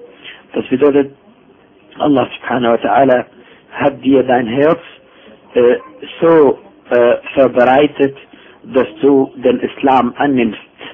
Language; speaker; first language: German; non-native, fluent; Arabic